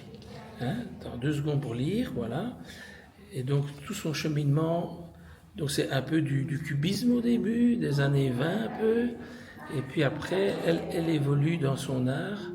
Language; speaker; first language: French; native; French